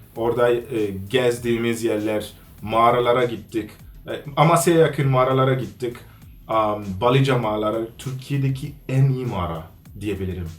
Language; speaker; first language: Turkish; non-native, fluent; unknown